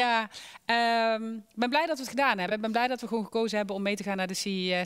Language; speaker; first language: Dutch; native; Dutch